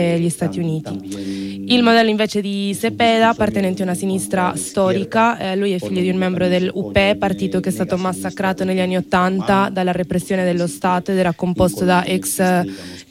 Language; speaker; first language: Italian; non-native, fluent; Spanish